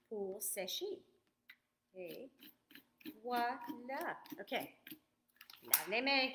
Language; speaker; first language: French; non-native, fluent; English